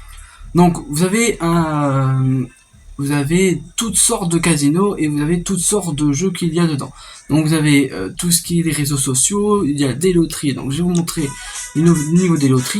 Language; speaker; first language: French; native; French